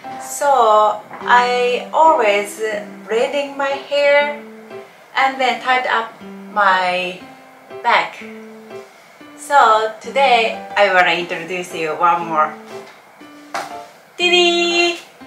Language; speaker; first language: English; non-native, learner; Japanese